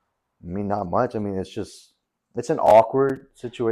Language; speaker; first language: English; native; English